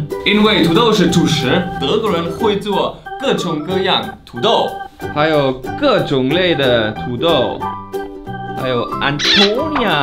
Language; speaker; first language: Chinese; non-native, fluent; German